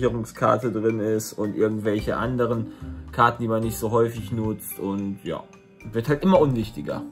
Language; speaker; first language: German; native; German